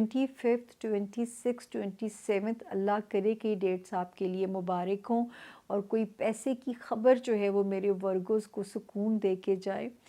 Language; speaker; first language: Urdu; native; Urdu